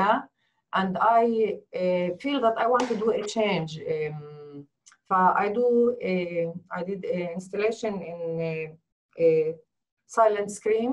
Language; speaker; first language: English; non-native, learner; Arabic